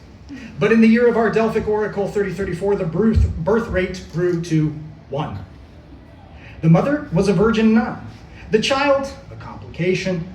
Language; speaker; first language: English; native; English